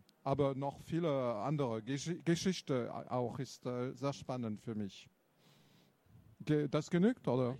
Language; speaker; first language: German; non-native, fluent; French